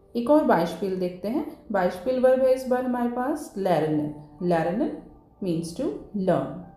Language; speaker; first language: Hindi; native; Hindi